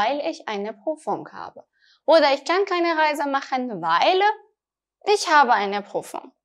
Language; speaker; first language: German; non-native, fluent; Persian